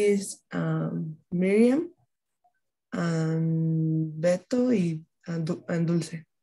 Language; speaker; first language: English; non-native, learner; Spanish